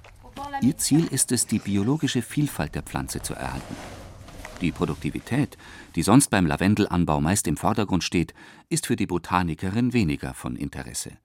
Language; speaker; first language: German; native; German